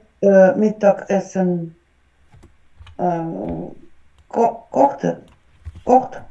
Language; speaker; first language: German; non-native, learner; Ukrainian